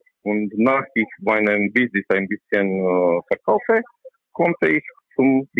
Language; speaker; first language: German; non-native, learner; Romanian